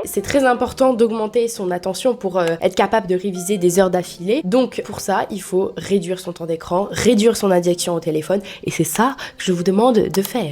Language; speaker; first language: French; native; French